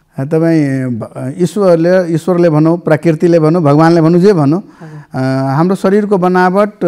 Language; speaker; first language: Nepali; non-native, local second language; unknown